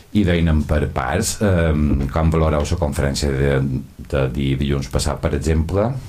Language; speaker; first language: Catalan; native; Catalan